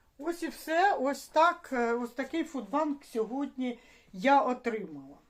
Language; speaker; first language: Ukrainian; native; Ukrainian